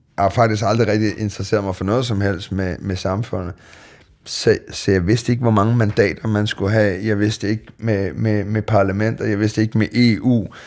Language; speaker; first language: Danish; native; Danish